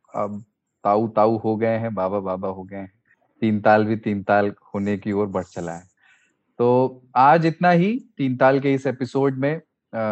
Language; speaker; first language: Hindi; native; Hindi